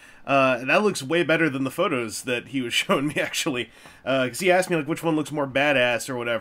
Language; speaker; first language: English; native; English